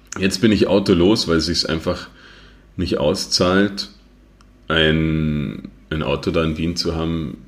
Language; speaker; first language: German; native; German